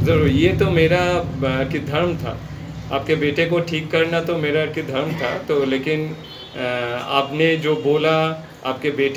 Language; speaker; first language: Hindi; non-native, local second language; Bangla